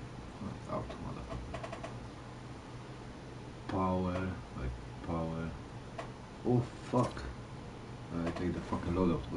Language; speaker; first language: English; non-native, learner; Polish